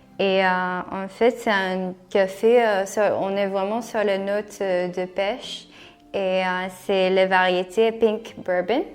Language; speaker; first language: French; non-native, fluent; Cantonese